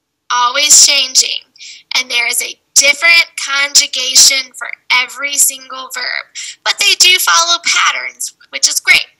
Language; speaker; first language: English; native; English